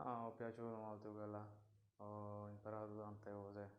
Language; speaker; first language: Italian; non-native, learner; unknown